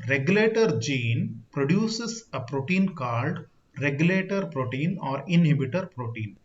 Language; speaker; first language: English; non-native, local second language; Kannada